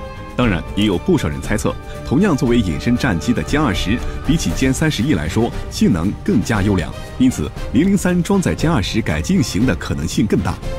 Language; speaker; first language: Chinese; native; Chinese